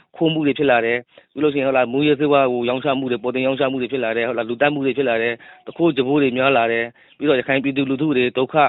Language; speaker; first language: Burmese; native; Burmese